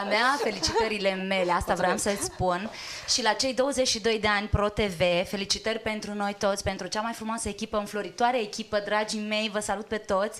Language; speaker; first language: Romanian; native; Romanian